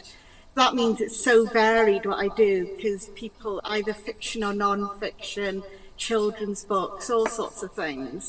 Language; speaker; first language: English; non-native, local second language; Welsh